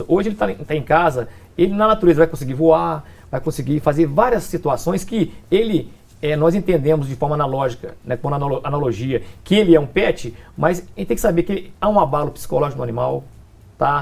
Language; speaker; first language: Portuguese; native; Portuguese